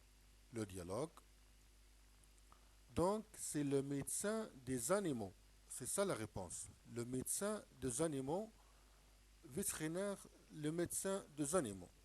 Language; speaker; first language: French; non-native, local second language; Arabic